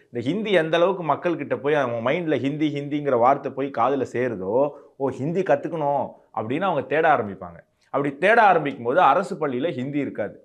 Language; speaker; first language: Tamil; native; Tamil